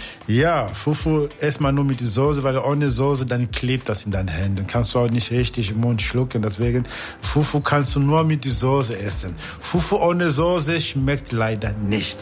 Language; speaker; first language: German; non-native, fluent; Portuguese